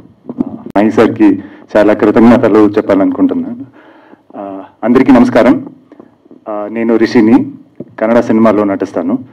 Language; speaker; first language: Telugu; non-native, learner; Kannada